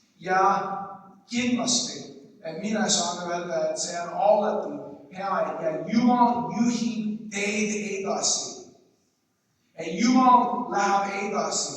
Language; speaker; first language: Estonian; non-native, fluent; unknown